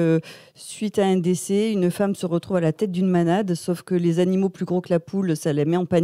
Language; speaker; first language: French; native; French